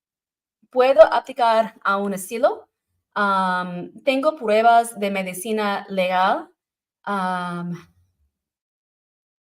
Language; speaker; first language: Spanish; non-native, learner; English